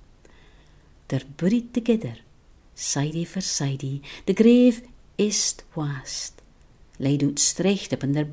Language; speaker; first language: English; non-native, local second language; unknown